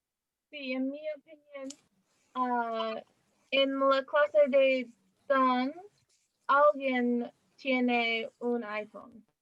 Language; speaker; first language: Spanish; non-native, learner; English